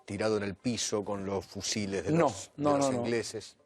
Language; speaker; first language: Spanish; native; Spanish